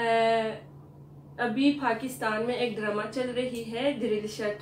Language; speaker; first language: Hindi; non-native, fluent; Turkish